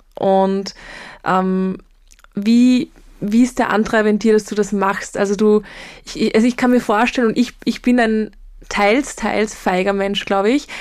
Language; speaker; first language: German; native; German